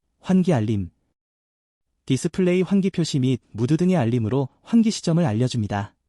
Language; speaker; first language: Korean; native; Korean